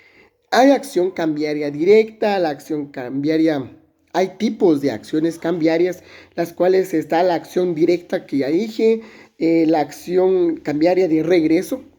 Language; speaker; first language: Spanish; native; Spanish